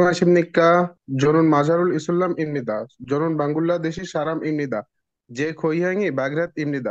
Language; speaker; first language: Korean; non-native, learner; Bangla